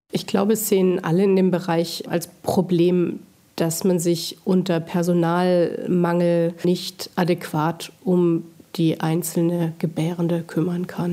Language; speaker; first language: German; native; German